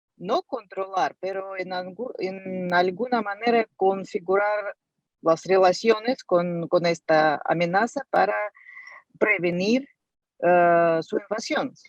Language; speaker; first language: Spanish; non-native, fluent; Russian